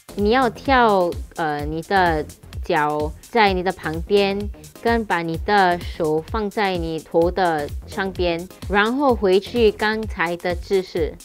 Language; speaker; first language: Chinese; non-native, local second language; English